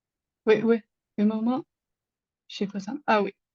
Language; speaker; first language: French; non-native, learner; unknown